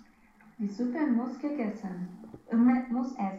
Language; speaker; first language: German; non-native, learner; Romanian